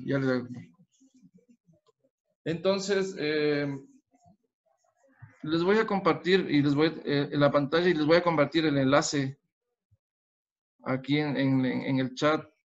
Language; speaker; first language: Spanish; native; Spanish